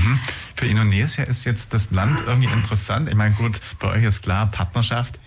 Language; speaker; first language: German; native; German